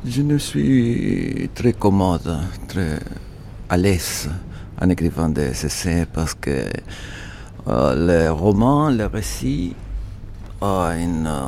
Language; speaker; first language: French; non-native, fluent; Spanish